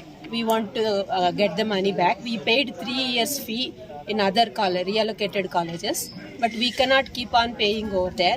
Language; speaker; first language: English; non-native, local second language; Telugu